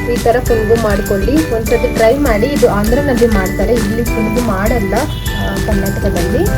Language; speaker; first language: Kannada; non-native, local second language; Telugu